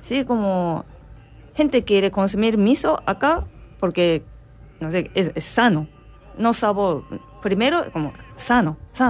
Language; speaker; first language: Spanish; non-native, learner; Japanese